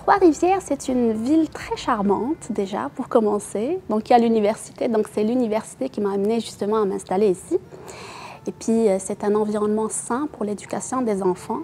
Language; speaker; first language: French; non-native, local second language; Arabic